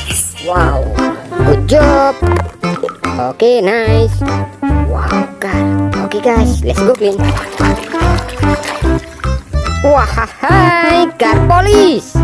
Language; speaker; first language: English; non-native, learner; Indonesian